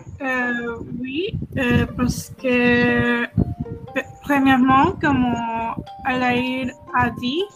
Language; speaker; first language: French; non-native, learner; Spanish